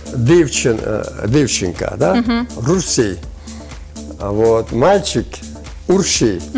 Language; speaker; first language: Russian; non-native, local second language; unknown